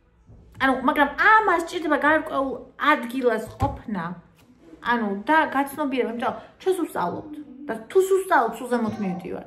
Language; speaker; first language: Georgian; native; Georgian